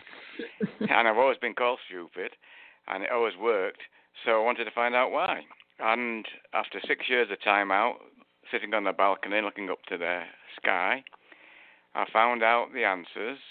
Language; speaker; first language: English; native; English